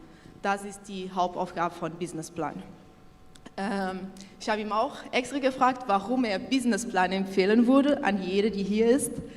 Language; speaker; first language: German; non-native, local second language; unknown